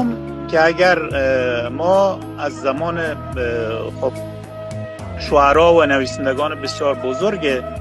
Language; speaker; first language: Persian; non-native, local second language; Uzbek